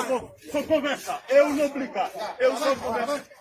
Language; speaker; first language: Portuguese; non-native, learner; Haitian Creole